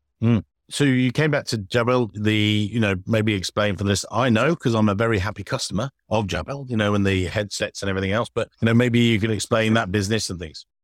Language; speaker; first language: English; native; English